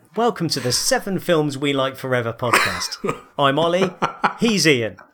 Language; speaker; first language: English; native; English